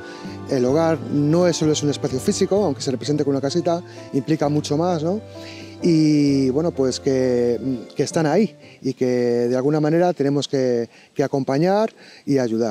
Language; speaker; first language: Spanish; native; Spanish